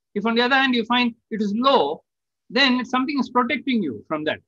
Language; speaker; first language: English; non-native, local second language; Tamil